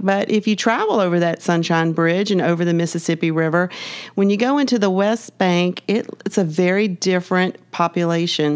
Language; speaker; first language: English; native; English